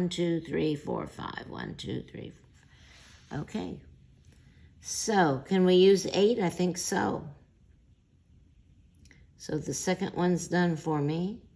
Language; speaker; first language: English; native; English